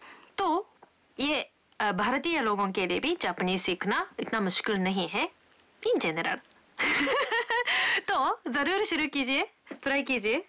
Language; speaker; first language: Hindi; non-native, fluent; Japanese